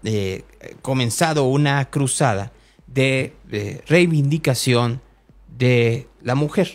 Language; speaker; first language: Spanish; native; Spanish